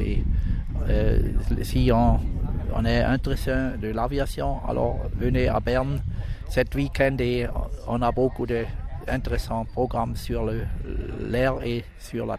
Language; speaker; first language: French; non-native, local second language; German